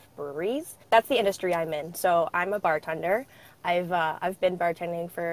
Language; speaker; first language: English; native; English